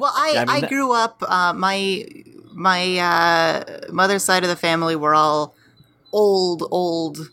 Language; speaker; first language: English; native; English